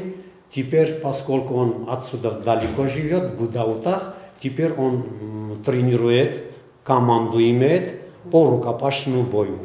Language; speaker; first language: Russian; non-native, fluent; Armenian